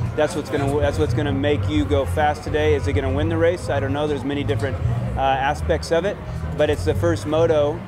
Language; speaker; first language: English; native; English